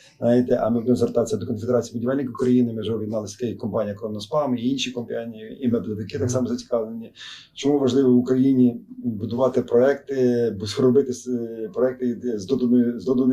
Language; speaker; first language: Ukrainian; native; Ukrainian